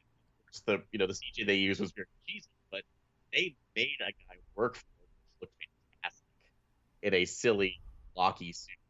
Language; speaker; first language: English; native; English